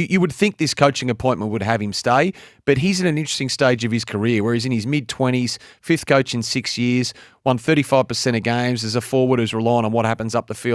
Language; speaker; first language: English; native; English